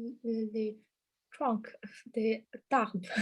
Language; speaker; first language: French; non-native, learner; Chinese